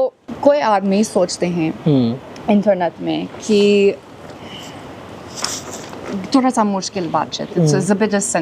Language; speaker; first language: Hindi; non-native, learner; English